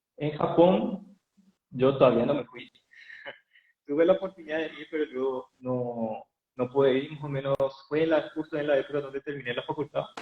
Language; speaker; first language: Spanish; native; Spanish